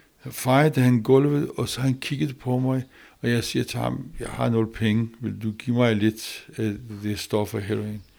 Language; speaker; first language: Danish; non-native, learner; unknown